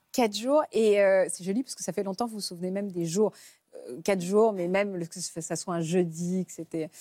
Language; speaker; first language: French; native; French